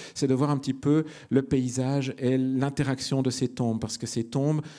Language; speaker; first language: French; native; French